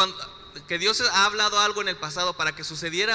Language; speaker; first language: Spanish; native; Spanish